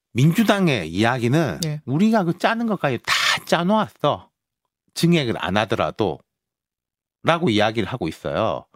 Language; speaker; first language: Korean; native; Korean